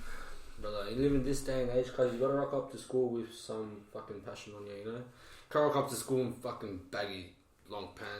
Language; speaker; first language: English; native; English